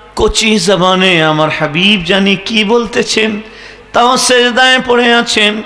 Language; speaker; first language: Bangla; non-native, local second language; Urdu